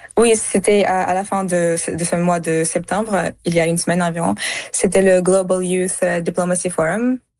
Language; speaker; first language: French; early bilingual, other home language; Russian